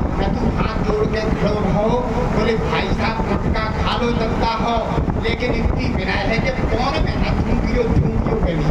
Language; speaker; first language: Hindi; native; Hindi